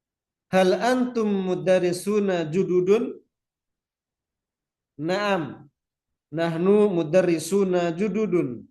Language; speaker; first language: Arabic; non-native, fluent; Indonesian